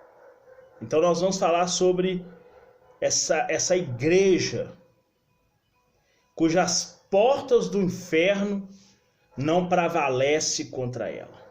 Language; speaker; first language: Portuguese; native; Portuguese